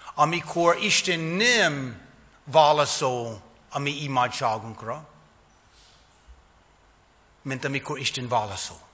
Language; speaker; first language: Hungarian; non-native, fluent; English